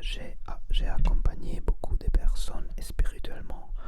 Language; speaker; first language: French; non-native, learner; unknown